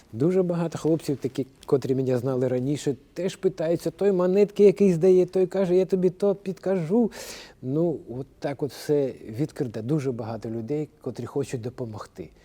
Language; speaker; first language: Ukrainian; non-native, local second language; Russian